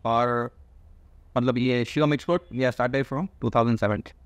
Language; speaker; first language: Hindi; non-native, local second language; Gujarati